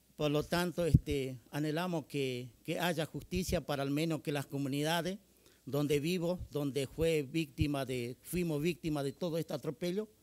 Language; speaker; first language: Spanish; native; Spanish